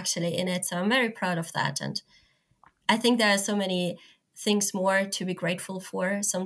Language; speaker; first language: English; non-native, fluent; German